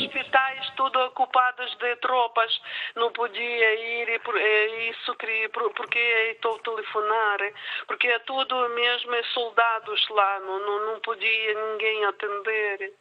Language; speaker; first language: Portuguese; non-native, learner; Ukrainian